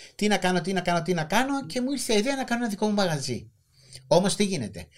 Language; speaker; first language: Greek; native; Greek